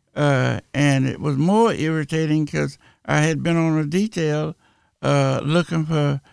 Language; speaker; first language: English; native; English